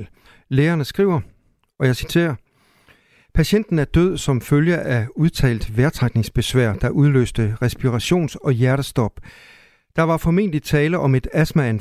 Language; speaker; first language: Danish; native; Danish